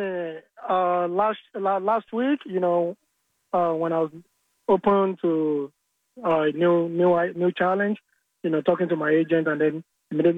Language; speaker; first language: English; non-native, local second language; Yoruba